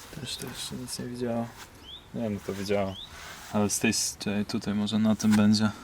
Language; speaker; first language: Polish; native; Polish